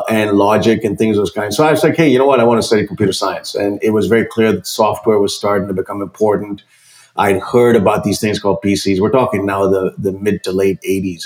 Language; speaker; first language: English; non-native, local second language; Malayalam